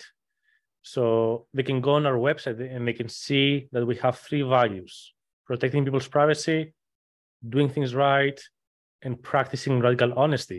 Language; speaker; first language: English; non-native, fluent; Greek